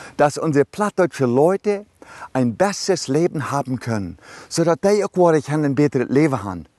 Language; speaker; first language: German; early bilingual, other home language; Low German